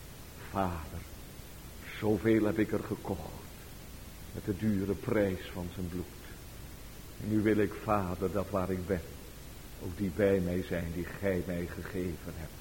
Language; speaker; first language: Dutch; native; Dutch